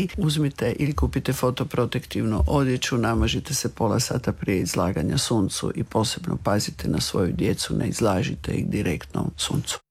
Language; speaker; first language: Serbian; native; Serbian